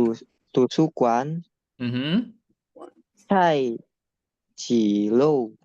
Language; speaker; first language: Chinese; non-native, learner; Indonesian